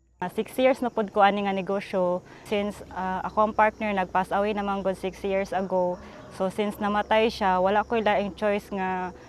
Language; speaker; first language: Cebuano; native; Cebuano